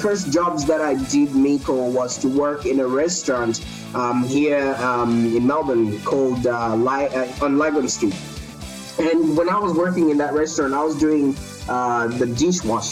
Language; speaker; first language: English; non-native, local second language; Shona